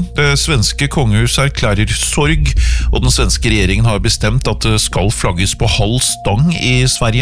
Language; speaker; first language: Norwegian; native; Norwegian